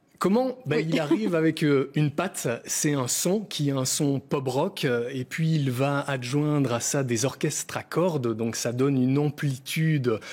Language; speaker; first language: French; native; French